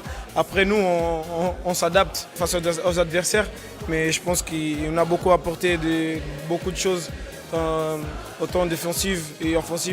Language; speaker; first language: French; non-native, fluent; Portuguese